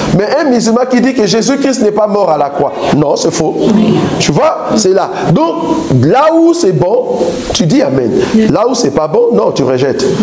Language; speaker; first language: French; non-native, local second language; Lingala